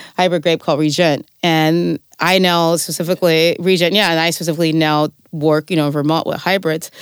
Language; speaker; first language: English; native; English